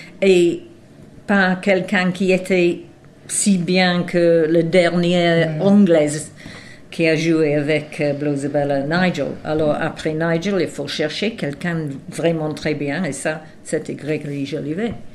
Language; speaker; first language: French; non-native, fluent; English